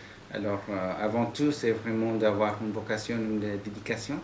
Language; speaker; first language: French; non-native, fluent; Spanish